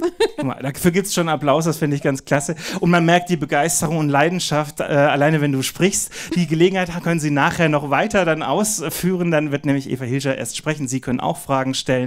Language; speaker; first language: German; native; German